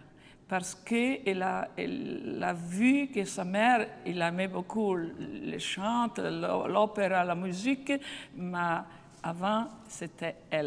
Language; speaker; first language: French; non-native, fluent; Italian